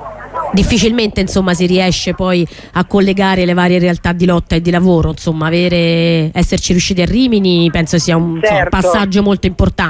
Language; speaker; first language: Italian; native; Italian